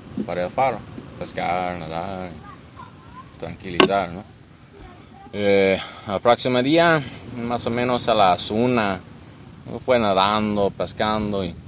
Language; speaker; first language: Spanish; non-native, learner; English